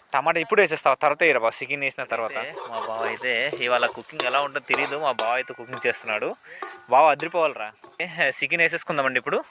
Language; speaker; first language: Telugu; native; Telugu